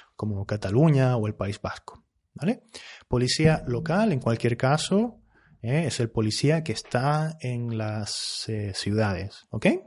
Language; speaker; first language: Spanish; native; Spanish